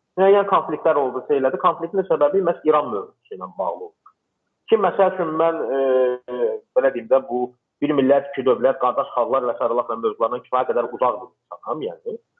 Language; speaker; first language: Azerbaijani; non-native, local second language; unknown